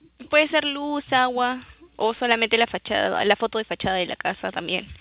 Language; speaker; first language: Spanish; native; Spanish